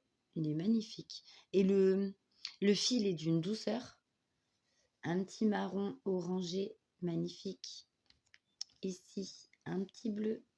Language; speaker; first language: French; native; French